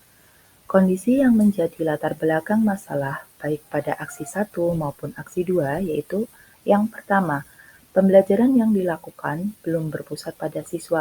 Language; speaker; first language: Indonesian; native; Indonesian